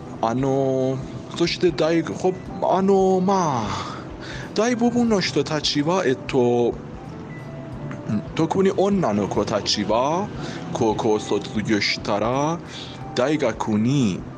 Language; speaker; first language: Japanese; non-native, learner; Persian